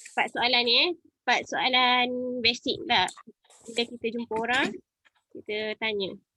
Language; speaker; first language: Malay; native; Malay